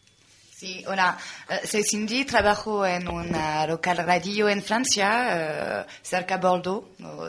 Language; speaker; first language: Spanish; non-native, learner; French